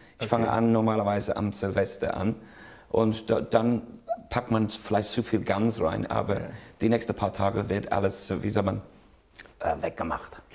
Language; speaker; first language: German; non-native, fluent; English